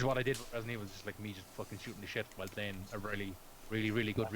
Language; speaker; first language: English; native; English